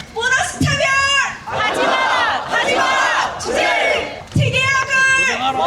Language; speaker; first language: Korean; non-native, fluent; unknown